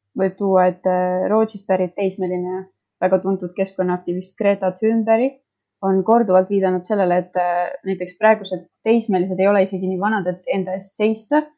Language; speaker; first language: Estonian; native; Estonian